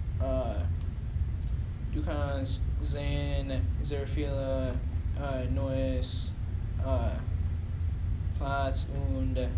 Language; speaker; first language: German; non-native, learner; English